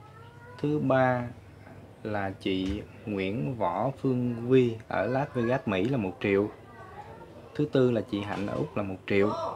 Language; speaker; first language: Vietnamese; native; Vietnamese